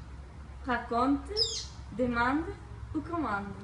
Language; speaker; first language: French; non-native, learner; Spanish